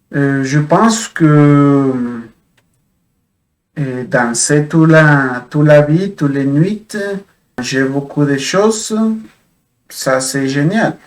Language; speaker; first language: French; non-native, fluent; Spanish